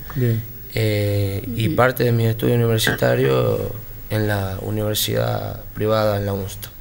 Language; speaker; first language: Spanish; native; Spanish